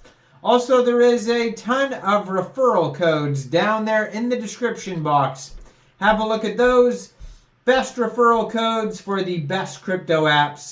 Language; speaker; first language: English; native; English